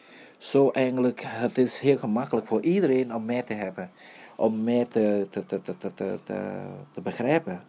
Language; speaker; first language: Dutch; early bilingual, other home language; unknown